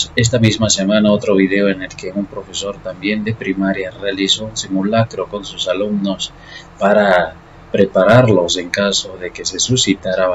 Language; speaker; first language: Spanish; native; Spanish